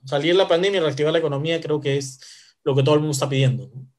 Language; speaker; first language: Spanish; native; Spanish